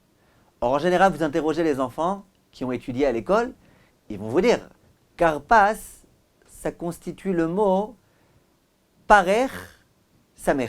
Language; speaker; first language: French; native; French